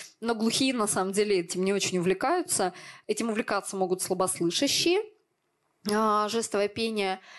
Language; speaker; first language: Russian; native; Russian